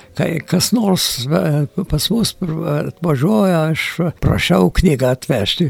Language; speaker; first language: Lithuanian; non-native, local second language; Yiddish